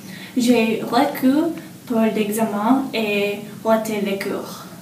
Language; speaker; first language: French; non-native, learner; English